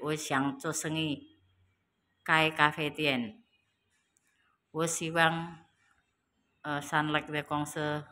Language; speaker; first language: Chinese; non-native, learner; Indonesian